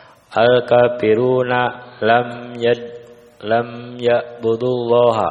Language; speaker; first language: Arabic; non-native, learner; Indonesian